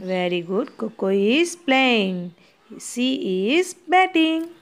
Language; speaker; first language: English; non-native, local second language; Gujarati